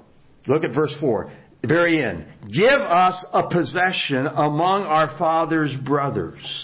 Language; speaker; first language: English; native; English